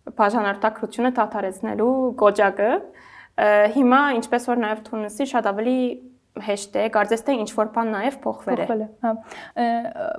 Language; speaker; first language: Armenian; native; Armenian